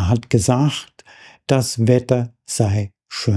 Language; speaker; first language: German; non-native, fluent; English